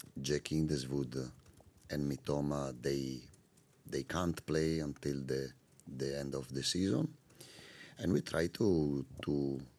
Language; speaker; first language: English; non-native, learner; Italian